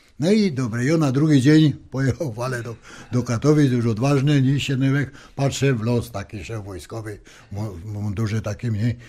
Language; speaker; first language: Polish; native; Polish